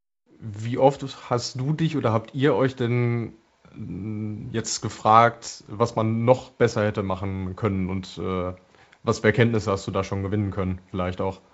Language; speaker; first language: German; native; German